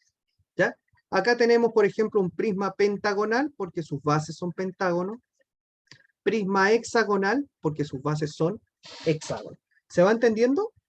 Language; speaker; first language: Spanish; native; Spanish